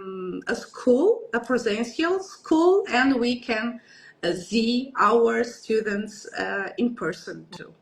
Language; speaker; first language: English; non-native, learner; Portuguese